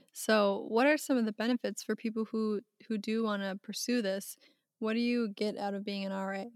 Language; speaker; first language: English; native; English